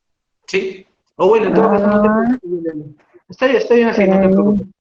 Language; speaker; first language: Spanish; native; Spanish